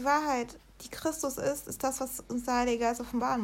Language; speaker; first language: German; native; German